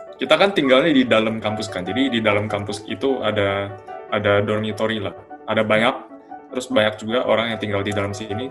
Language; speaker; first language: Indonesian; native; Indonesian